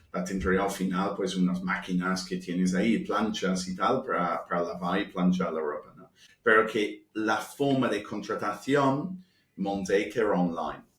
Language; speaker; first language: Spanish; non-native, fluent; English